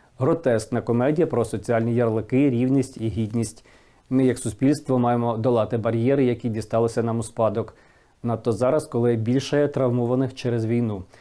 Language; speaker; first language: Ukrainian; native; Ukrainian